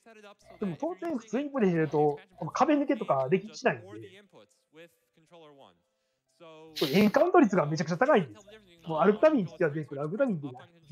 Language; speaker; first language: Japanese; native; Japanese